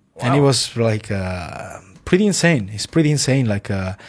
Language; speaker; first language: English; non-native, fluent; Italian